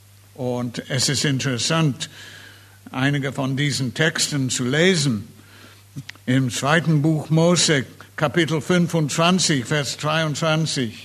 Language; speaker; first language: German; non-native, fluent; English